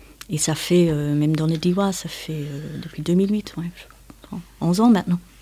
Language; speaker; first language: French; non-native, fluent; English